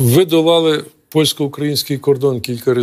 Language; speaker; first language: Ukrainian; native; Ukrainian